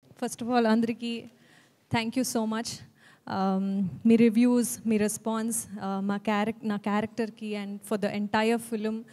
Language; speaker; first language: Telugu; non-native, learner; Kannada